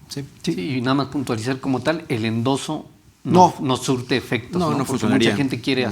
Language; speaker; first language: Spanish; native; Spanish